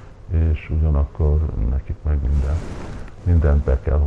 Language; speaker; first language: Hungarian; early bilingual, heritage; Hungarian